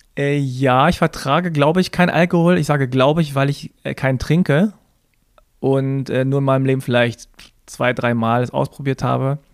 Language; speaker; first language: German; native; German